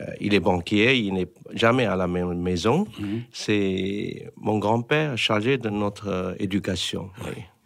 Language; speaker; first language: French; non-native, fluent; Chinese